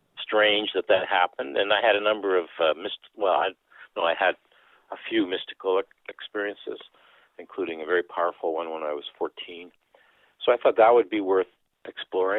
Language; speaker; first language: English; early bilingual, other home language; Dutch